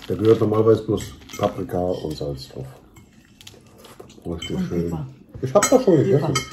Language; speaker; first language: German; native; German